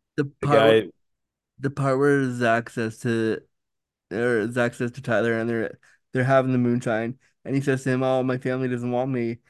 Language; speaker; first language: English; native; English